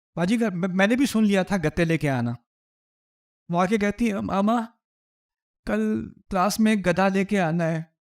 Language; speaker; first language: Urdu; early bilingual, heritage; Urdu